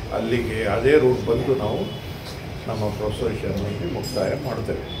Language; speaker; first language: Kannada; non-native, local second language; Urdu